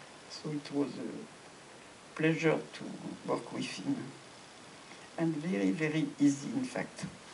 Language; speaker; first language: English; non-native, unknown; French